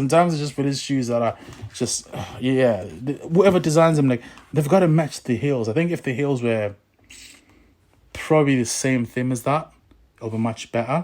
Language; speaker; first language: English; native; English